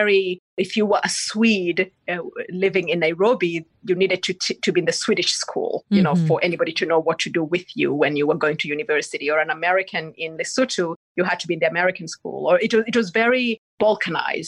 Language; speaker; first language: English; non-native, local second language; Gusii